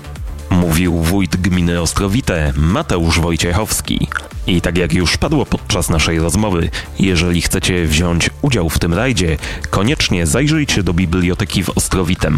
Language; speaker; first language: Polish; native; Polish